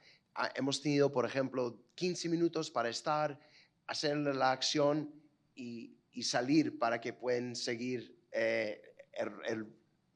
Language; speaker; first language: Spanish; non-native, fluent; English